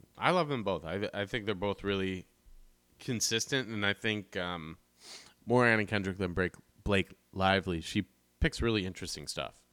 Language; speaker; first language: English; native; English